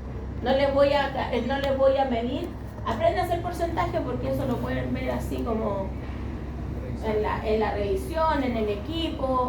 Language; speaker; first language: Spanish; native; Spanish